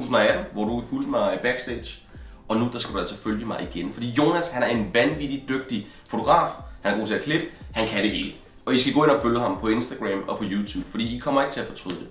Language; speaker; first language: Danish; native; Danish